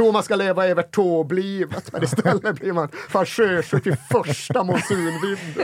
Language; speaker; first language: Swedish; native; Swedish